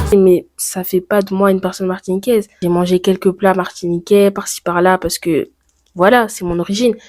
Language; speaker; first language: French; native; French